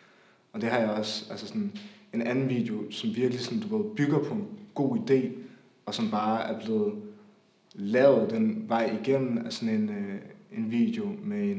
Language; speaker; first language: Danish; native; Danish